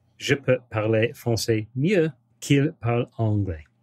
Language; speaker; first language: French; non-native, learner; English